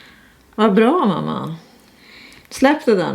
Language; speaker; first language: Swedish; native; Swedish